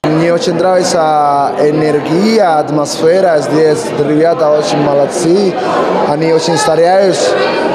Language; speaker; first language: Russian; non-native, learner; Spanish